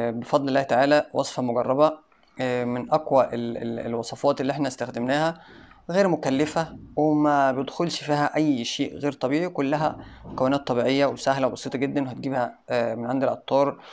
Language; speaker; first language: Arabic; native; Arabic